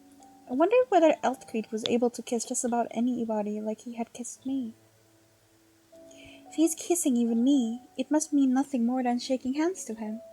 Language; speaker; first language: English; native; English